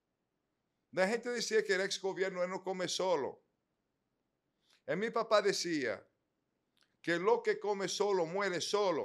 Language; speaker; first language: Spanish; native; Spanish